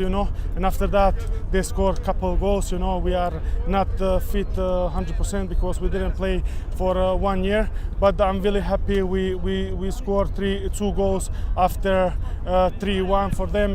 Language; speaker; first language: English; non-native, learner; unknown